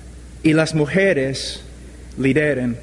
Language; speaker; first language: Spanish; non-native, fluent; English